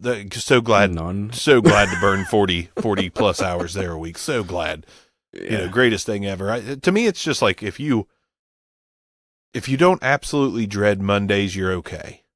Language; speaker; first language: English; native; English